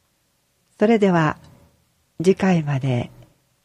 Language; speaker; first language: Japanese; native; Japanese